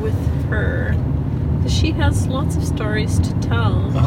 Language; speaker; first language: English; non-native, fluent; French